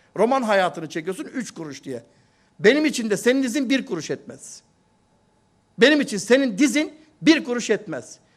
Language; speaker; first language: Turkish; native; Turkish